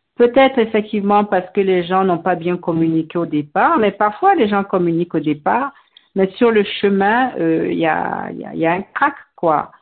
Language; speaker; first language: French; non-native, local second language; Bambara